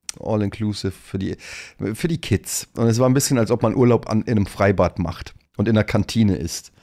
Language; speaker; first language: German; native; German